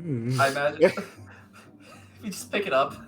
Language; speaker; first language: English; native; English